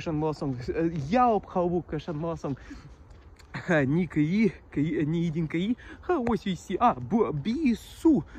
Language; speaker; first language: Chinese; non-native, learner; Russian